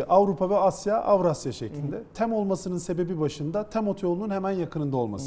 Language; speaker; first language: Turkish; native; Turkish